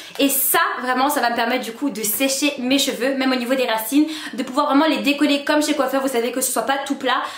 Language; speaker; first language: French; native; French